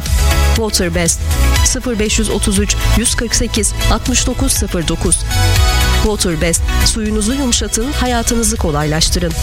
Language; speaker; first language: Turkish; native; Turkish